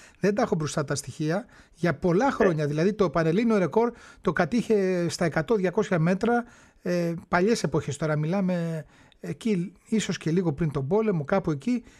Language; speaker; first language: Greek; native; Greek